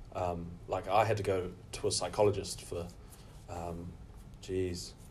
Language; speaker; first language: English; native; English